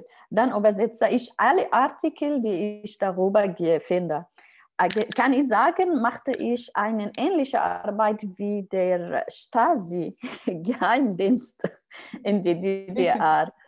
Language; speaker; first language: German; non-native, learner; Arabic